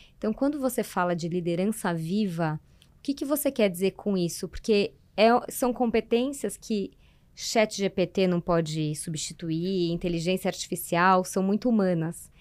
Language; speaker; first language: Portuguese; native; Portuguese